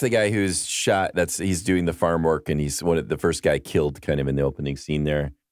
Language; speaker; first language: English; native; English